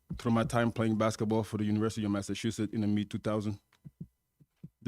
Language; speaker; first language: English; non-native, fluent; French